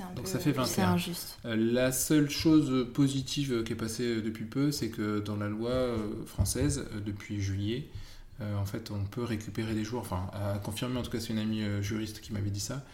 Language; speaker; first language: French; native; French